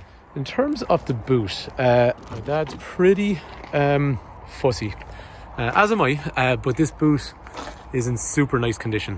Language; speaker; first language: English; native; English